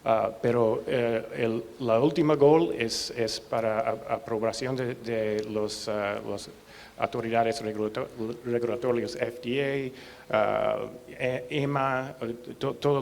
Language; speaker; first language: Spanish; non-native, learner; English